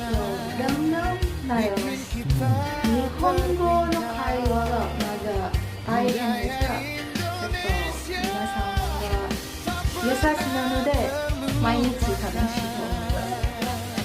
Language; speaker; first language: Japanese; non-native, learner; Indonesian